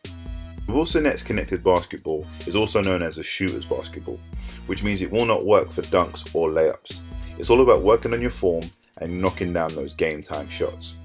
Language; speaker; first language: English; native; English